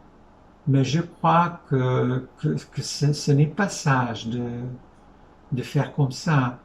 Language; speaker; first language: French; non-native, fluent; Hungarian